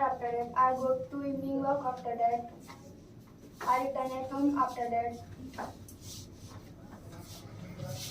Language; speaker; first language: English; non-native, learner; Hindi